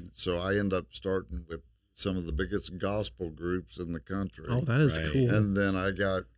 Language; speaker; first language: English; native; English